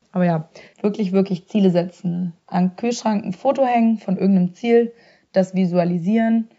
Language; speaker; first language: German; native; German